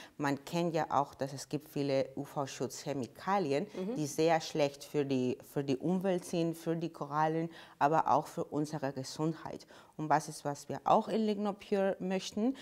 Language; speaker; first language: German; non-native, fluent; Spanish